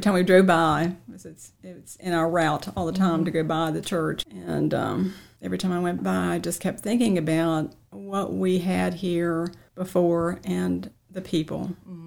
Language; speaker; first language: English; native; English